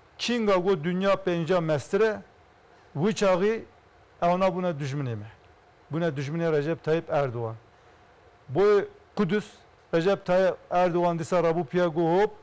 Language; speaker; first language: Kurdish; non-native, local second language; Turkish